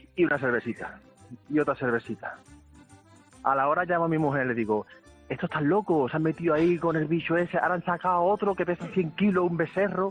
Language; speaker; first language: Spanish; native; Spanish